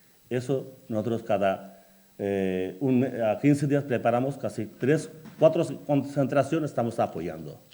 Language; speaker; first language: Spanish; non-native, learner; Bangla